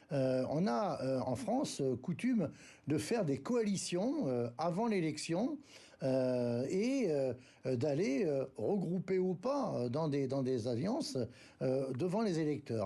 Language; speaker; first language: French; native; French